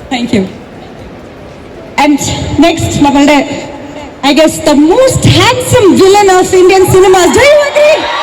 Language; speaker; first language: English; non-native, local second language; Malayalam